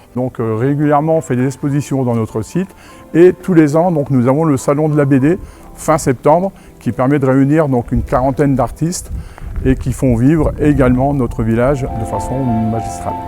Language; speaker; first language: French; native; French